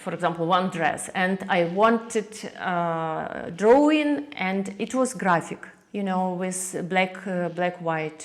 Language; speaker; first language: English; non-native, learner; Russian